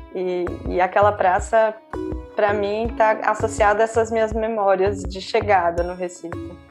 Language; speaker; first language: Portuguese; native; Portuguese